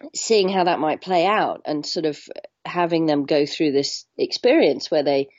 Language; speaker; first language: English; native; English